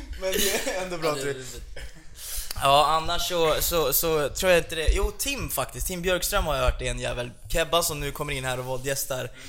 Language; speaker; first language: Swedish; native; Swedish